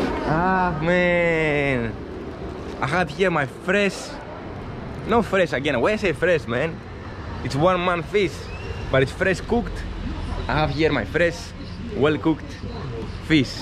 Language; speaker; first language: English; non-native, fluent; Greek